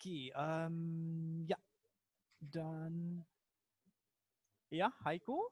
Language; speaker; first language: German; non-native, fluent; Indonesian